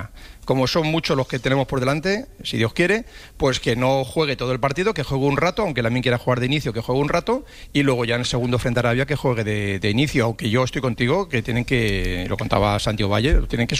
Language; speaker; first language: Spanish; native; Spanish